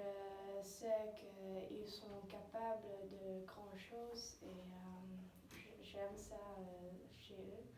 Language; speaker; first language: French; non-native, learner; Dutch